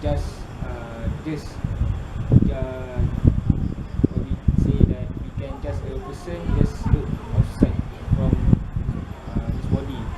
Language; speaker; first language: English; non-native, learner; Malay